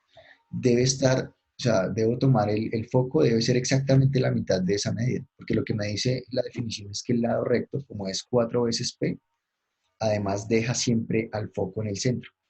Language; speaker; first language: Spanish; native; Spanish